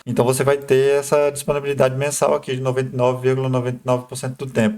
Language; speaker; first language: Portuguese; native; Portuguese